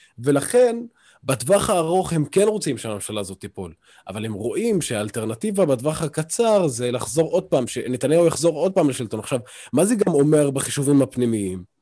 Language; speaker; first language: Hebrew; non-native, local second language; Arabic